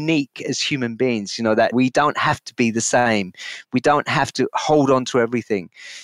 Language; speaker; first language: English; native; English